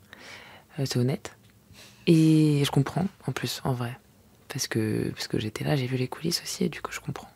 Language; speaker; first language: French; native; French